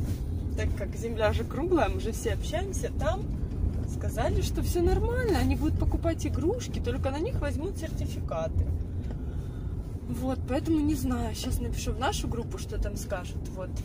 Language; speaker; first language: Russian; native; Russian